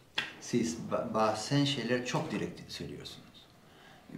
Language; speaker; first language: Turkish; non-native, learner; Spanish